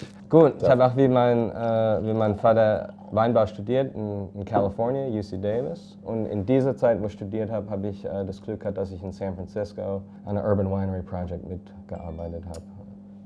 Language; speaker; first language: German; early bilingual, heritage; English